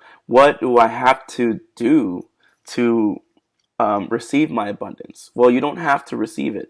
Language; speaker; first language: English; native; English